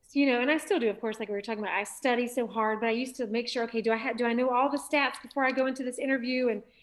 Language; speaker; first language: English; native; English